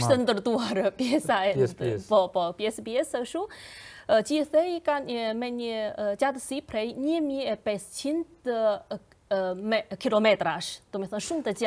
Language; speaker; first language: Albanian; non-native, fluent; Chinese